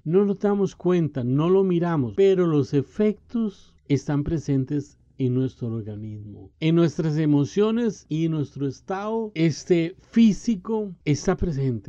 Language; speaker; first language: Spanish; native; Spanish